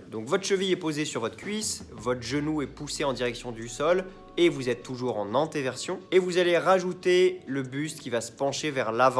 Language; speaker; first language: French; native; French